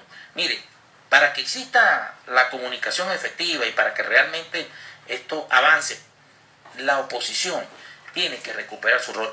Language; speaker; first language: Spanish; native; Spanish